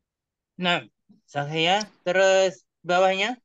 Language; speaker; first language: Indonesian; native; Indonesian